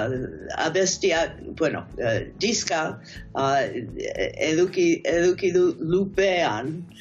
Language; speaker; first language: Basque; non-native, fluent; English